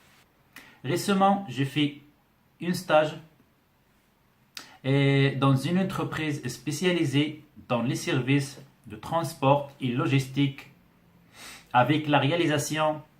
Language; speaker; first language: French; non-native, local second language; Arabic